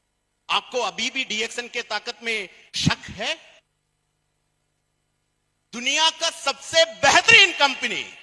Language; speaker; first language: Hindi; non-native, fluent; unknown